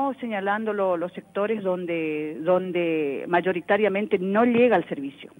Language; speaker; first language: Spanish; native; Spanish